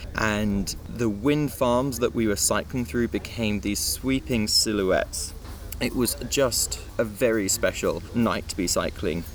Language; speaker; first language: English; native; English